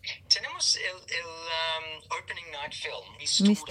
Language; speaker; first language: Spanish; non-native, learner; English